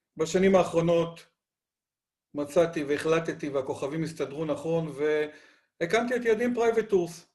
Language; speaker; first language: Hebrew; non-native, fluent; Spanish